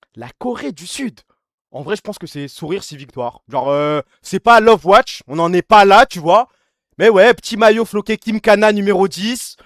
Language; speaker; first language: French; early bilingual, other home language; Arabic